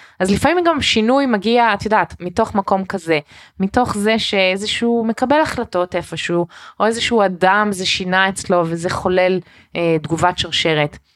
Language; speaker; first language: Hebrew; early bilingual, heritage; Hebrew